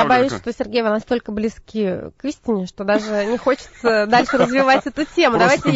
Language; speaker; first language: Russian; native; Russian